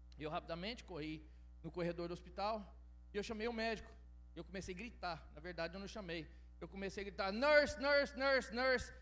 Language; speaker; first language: Portuguese; early bilingual, heritage; Portuguese